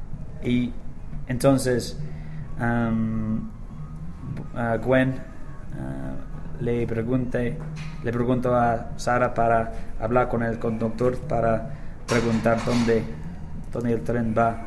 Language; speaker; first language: Spanish; non-native, learner; English